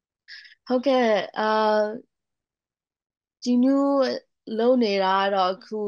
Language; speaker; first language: Burmese; non-native, local second language; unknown